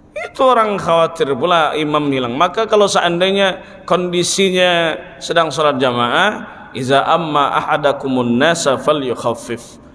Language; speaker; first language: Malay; non-native, local second language; Banjar